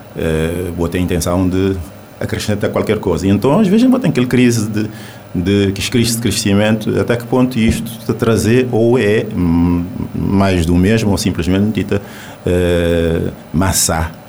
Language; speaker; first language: Portuguese; non-native, local second language; Kabuverdianu